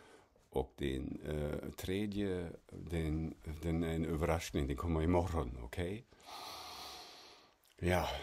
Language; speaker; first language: Swedish; non-native, fluent; German